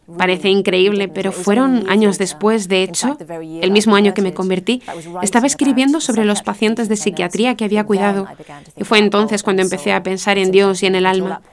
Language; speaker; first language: Spanish; non-native, fluent; English